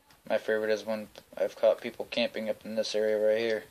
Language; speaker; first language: English; native; English